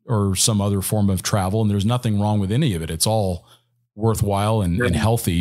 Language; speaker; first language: English; native; English